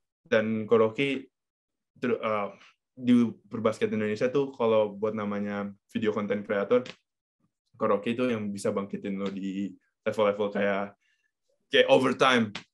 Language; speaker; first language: Indonesian; native; Indonesian